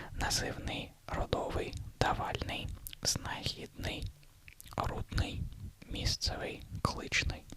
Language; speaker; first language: Ukrainian; non-native, learner; Russian